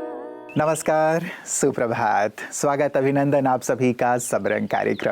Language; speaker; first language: Hindi; native; Hindi